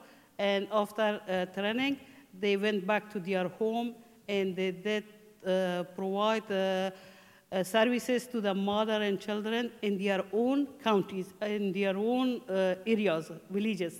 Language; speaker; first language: English; non-native, learner; Persian